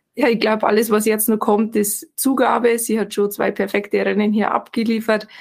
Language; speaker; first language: German; native; German